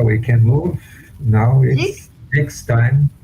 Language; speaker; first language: English; non-native, fluent; Portuguese